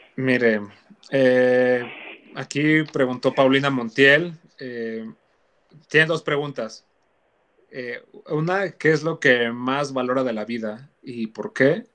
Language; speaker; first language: Spanish; native; Spanish